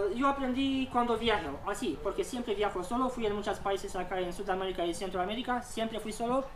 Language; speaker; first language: Spanish; non-native, learner; Romanian